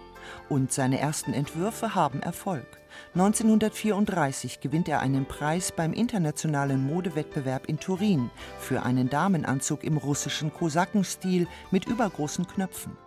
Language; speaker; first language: German; native; German